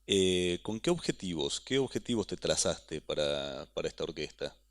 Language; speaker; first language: Spanish; native; Spanish